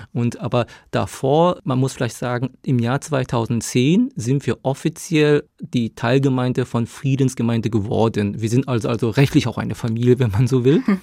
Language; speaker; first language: German; early bilingual, other home language; Korean